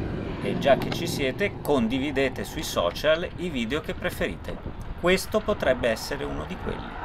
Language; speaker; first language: Italian; native; Italian